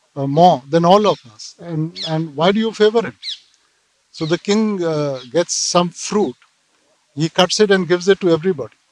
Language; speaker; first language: English; non-native, local second language; Punjabi